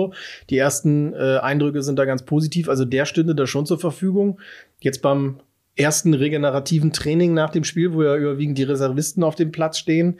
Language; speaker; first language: German; native; German